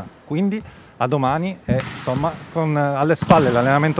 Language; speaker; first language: Italian; native; Italian